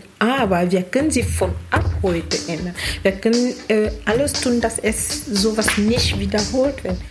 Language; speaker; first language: German; non-native, learner; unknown